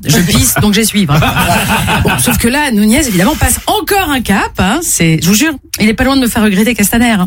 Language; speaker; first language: French; native; French